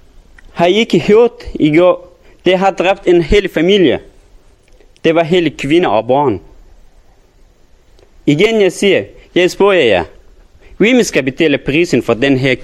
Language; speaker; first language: Danish; non-native, learner; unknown